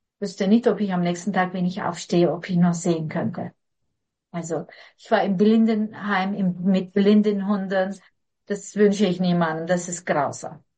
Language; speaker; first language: German; non-native, fluent; Turkish